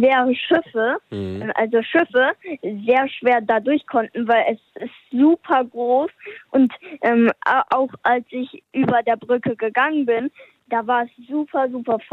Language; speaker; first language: German; early bilingual, heritage; German